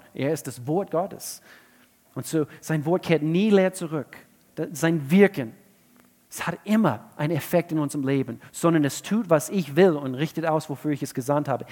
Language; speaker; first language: German; non-native, fluent; English